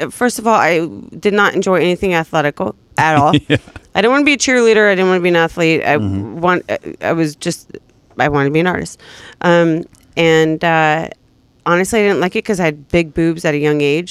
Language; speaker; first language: English; native; English